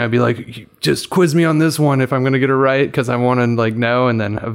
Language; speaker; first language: English; native; English